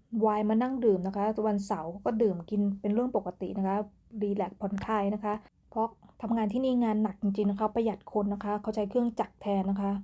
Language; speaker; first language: Thai; native; Thai